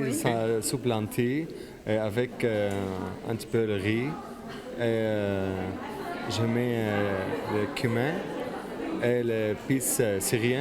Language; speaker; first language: French; non-native, learner; Arabic